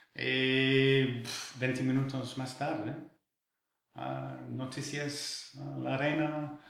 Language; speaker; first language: Spanish; non-native, fluent; English